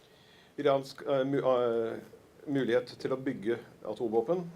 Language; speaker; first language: Norwegian; native; Norwegian